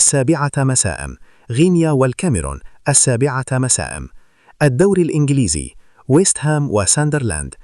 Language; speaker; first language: Arabic; native; Arabic